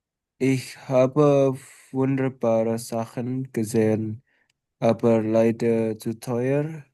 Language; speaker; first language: German; non-native, learner; Indonesian